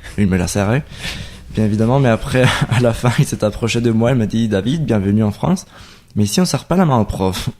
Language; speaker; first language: French; non-native, fluent; Spanish